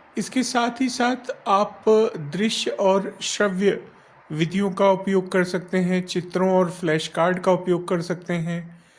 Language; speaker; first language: Hindi; native; Hindi